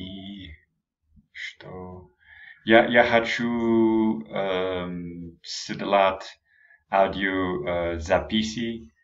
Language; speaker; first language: Russian; non-native, learner; English